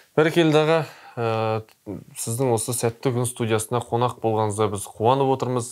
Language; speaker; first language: Kazakh; native; Kazakh